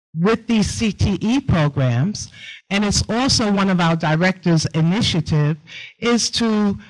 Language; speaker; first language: English; native; English